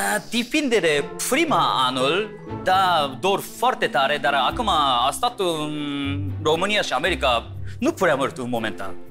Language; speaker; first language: Romanian; non-native, learner; Japanese